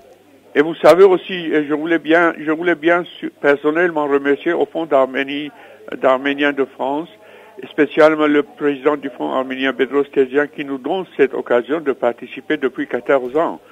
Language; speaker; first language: French; non-native, learner; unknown